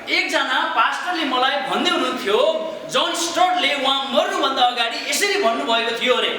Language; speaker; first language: Nepali; native; Nepali